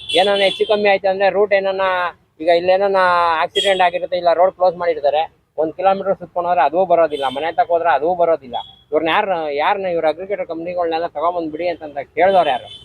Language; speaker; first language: Kannada; native; Kannada